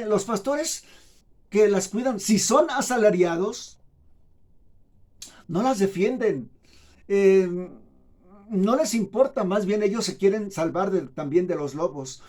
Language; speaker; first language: Spanish; native; Spanish